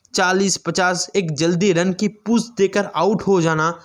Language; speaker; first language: Hindi; native; Hindi